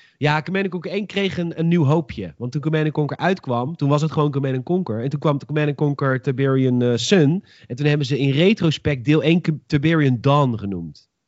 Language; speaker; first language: Dutch; native; Dutch